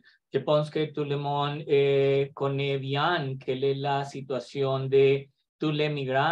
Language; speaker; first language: French; non-native, learner; Spanish